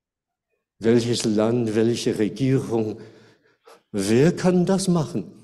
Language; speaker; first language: German; non-native, fluent; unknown